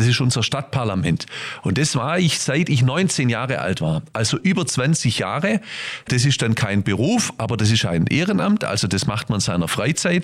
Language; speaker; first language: German; native; German